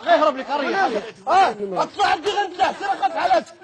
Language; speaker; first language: Arabic; native; Arabic